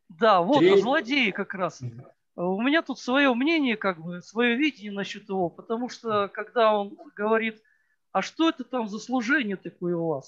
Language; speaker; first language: Russian; native; Russian